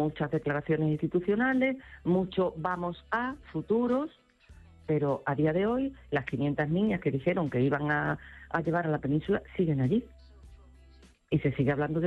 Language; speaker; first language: Spanish; native; Spanish